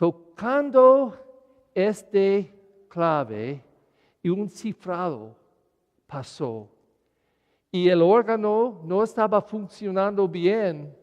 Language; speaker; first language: Spanish; non-native, learner; English